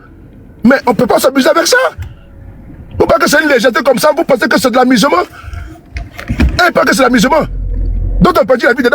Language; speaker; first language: French; native; French